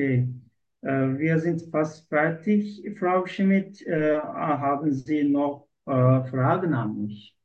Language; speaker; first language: German; non-native, learner; Turkish